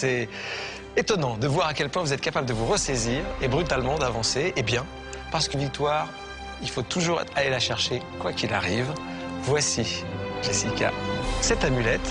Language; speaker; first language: French; native; French